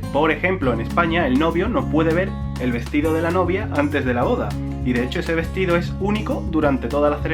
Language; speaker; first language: Spanish; native; Spanish